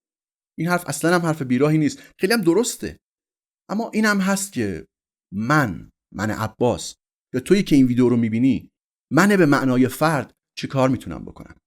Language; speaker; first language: Persian; native; Persian